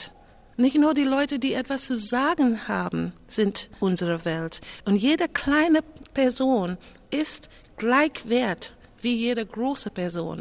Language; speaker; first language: German; non-native, fluent; English